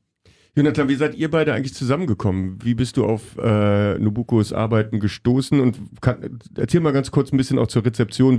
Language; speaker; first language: German; native; German